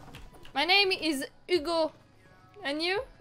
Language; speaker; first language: English; non-native, learner; French